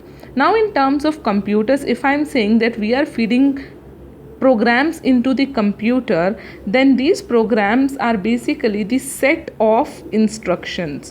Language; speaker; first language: English; non-native, local second language; Hindi